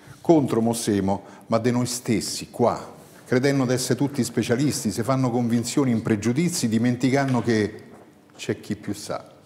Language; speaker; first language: Italian; native; Italian